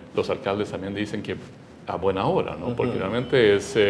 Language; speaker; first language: Spanish; non-native, fluent; Swedish